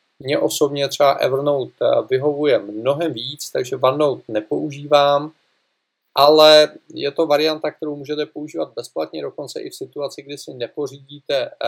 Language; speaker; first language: Czech; native; Czech